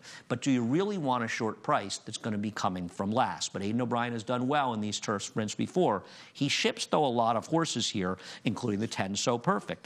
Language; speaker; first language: English; native; English